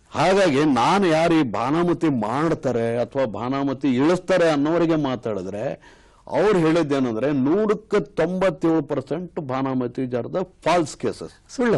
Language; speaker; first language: Kannada; native; Kannada